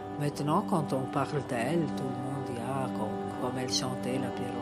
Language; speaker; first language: French; non-native, fluent; Italian